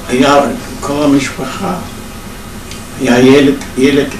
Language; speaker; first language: Hebrew; non-native, fluent; Yiddish